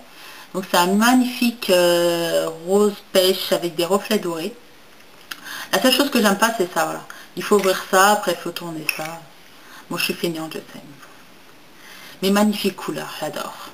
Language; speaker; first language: French; native; French